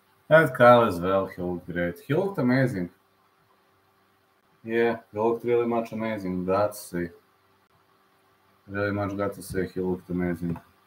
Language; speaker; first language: English; non-native, fluent; Serbian